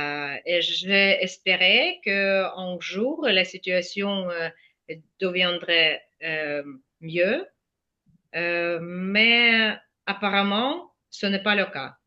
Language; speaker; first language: French; non-native, fluent; Ukrainian